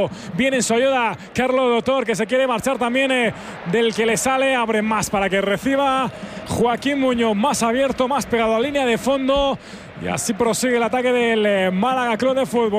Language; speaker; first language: Spanish; native; Spanish